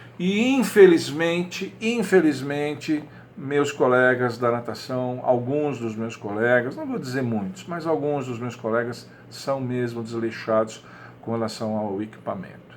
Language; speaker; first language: Portuguese; native; Portuguese